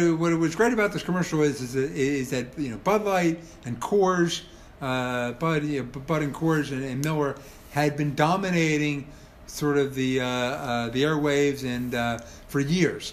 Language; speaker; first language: English; native; English